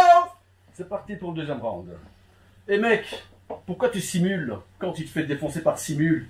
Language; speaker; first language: French; early bilingual, other home language; Turkish